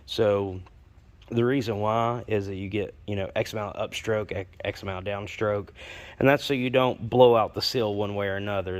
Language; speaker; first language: English; native; English